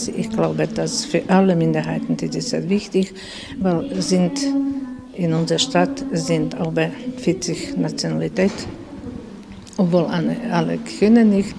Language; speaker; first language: German; early bilingual, heritage; German